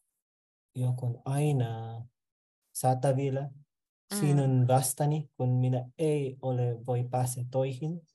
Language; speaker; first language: Finnish; non-native, learner; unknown